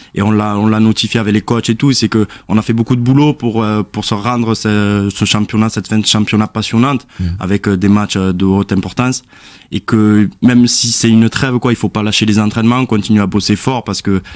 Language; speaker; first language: French; native; French